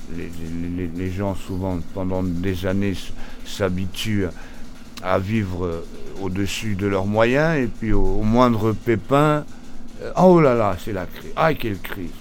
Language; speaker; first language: French; early bilingual, other home language; Portuguese